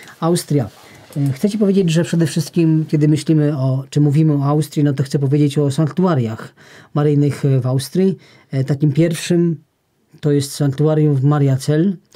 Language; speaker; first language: Polish; native; Polish